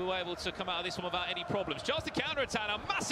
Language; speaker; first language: English; native; English